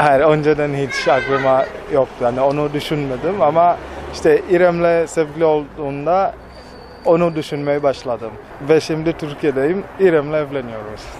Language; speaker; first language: Turkish; non-native, learner; Swahili